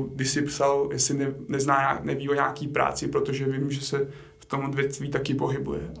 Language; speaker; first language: Czech; native; Czech